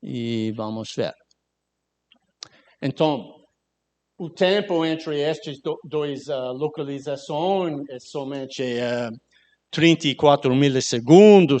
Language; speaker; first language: Portuguese; non-native, learner; English